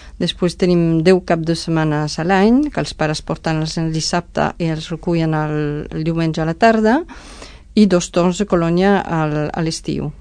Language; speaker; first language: Catalan; non-native, fluent; Spanish